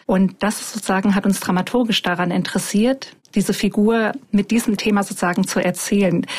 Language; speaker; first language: German; native; German